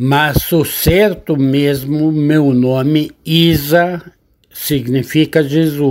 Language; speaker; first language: Portuguese; non-native, learner; Arabic